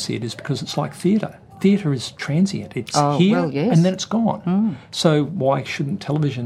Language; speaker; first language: English; native; English